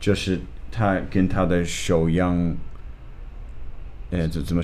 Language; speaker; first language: Chinese; non-native, fluent; English